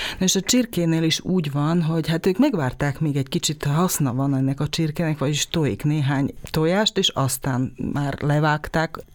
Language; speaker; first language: Hungarian; native; Hungarian